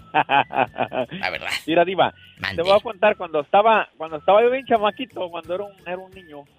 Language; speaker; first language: Spanish; native; Spanish